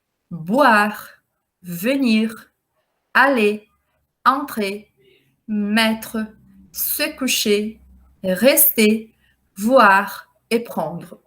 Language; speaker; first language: French; non-native, fluent; Portuguese